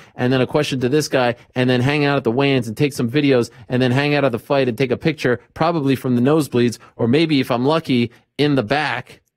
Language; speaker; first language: English; native; English